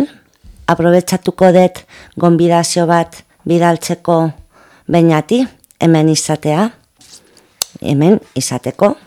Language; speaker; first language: Basque; non-native, local second language; Spanish